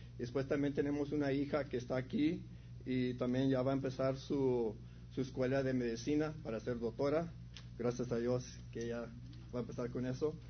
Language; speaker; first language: Spanish; early bilingual, heritage; Spanish